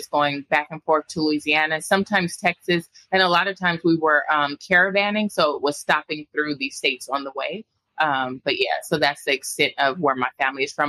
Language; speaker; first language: English; native; English